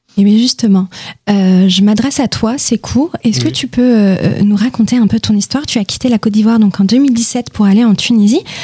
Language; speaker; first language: French; native; French